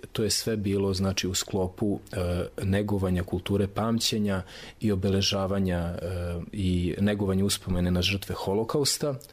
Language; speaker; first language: Serbian; native; Serbian